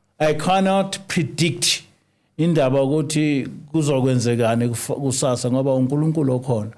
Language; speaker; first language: Zulu; native; Zulu